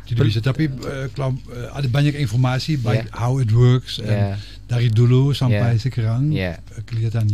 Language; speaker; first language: Indonesian; non-native, fluent; Dutch